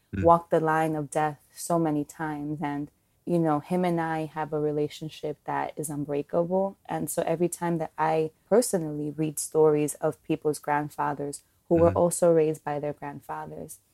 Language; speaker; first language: English; native; English